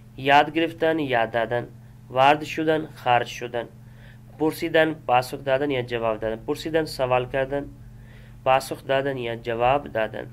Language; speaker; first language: Persian; non-native, fluent; Urdu